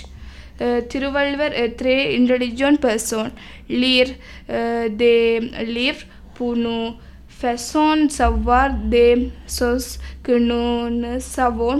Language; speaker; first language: French; non-native, learner; Tamil